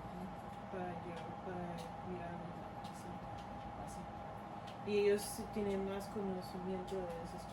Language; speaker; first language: Spanish; early bilingual, heritage; Spanish